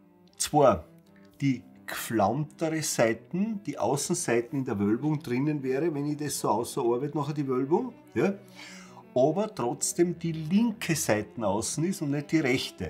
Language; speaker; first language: German; native; German